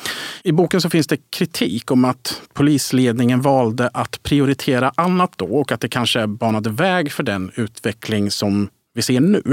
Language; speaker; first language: Swedish; native; Swedish